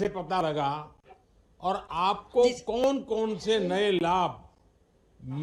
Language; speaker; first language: Hindi; non-native, local second language; Gujarati